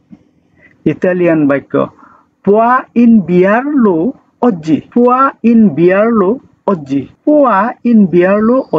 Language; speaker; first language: Italian; non-native, learner; Bangla